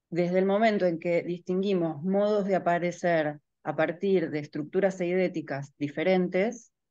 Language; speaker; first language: Spanish; native; Spanish